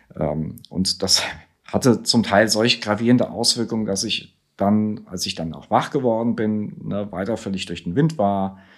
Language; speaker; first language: German; native; German